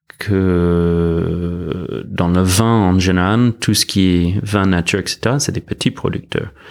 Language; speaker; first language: French; non-native, fluent; English